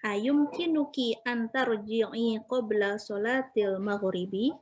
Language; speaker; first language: Arabic; non-native, learner; Indonesian